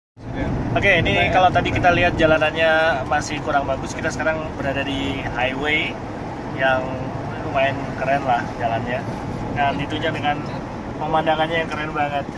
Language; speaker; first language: Indonesian; native; Indonesian